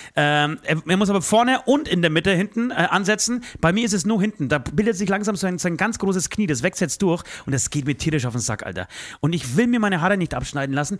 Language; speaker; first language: German; early bilingual, other home language; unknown